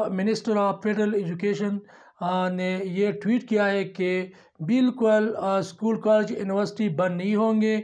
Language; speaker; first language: Urdu; non-native, local second language; Pashto